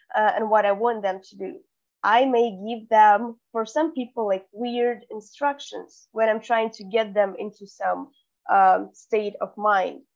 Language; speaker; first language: English; non-native, fluent; Russian